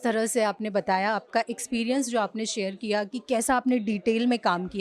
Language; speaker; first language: Hindi; native; Hindi